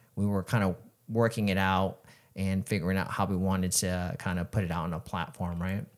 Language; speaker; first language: English; native; English